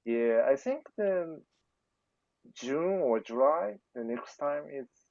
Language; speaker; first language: English; non-native, learner; Japanese